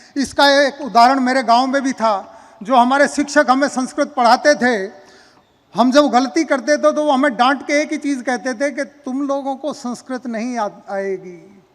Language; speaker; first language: Hindi; native; Hindi